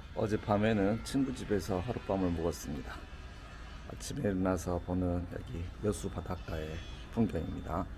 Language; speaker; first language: Korean; native; Korean